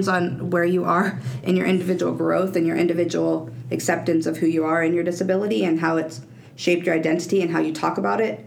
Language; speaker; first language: English; native; English